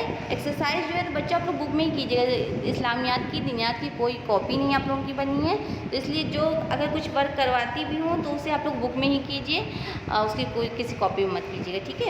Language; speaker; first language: Urdu; native; Urdu